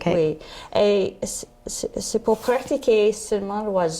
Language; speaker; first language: French; non-native, learner; English